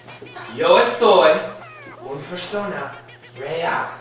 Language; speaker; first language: Spanish; non-native, learner; English